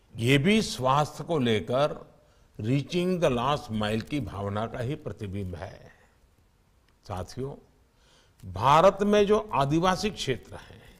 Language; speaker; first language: Hindi; non-native, local second language; Gujarati